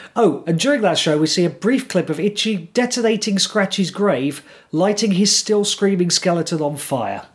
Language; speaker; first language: English; native; English